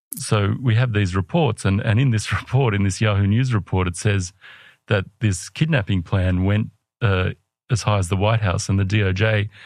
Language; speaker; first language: English; native; English